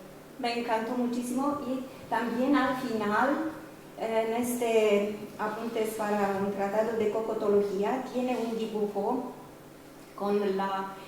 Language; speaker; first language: Spanish; non-native, fluent; Romanian